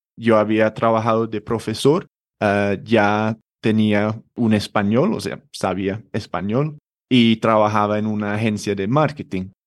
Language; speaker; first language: Spanish; non-native, fluent; English